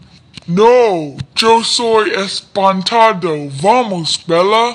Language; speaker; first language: Spanish; non-native, learner; English